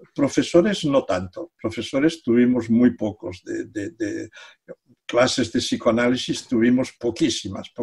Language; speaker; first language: Spanish; non-native, local second language; Catalan